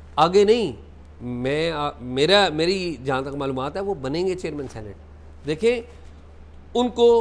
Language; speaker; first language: Urdu; native; Urdu